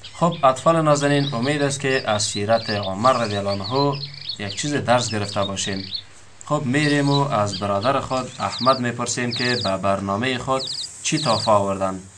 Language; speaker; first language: Persian; native; Persian